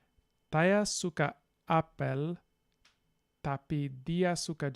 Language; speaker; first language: Indonesian; non-native, learner; English